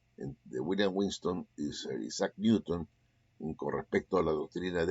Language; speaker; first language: Spanish; native; Spanish